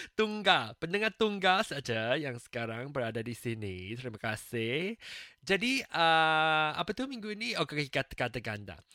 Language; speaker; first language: Malay; non-native, local second language; Chinese